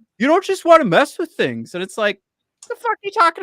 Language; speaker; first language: English; native; English